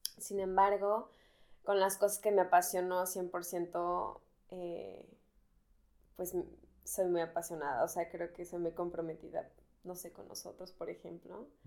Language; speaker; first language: Spanish; native; Spanish